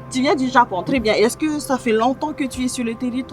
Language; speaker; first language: French; native; French